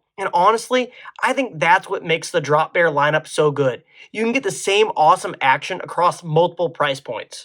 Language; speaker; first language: English; native; English